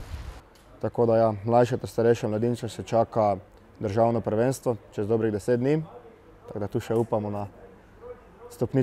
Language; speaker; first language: Slovenian; native; Slovenian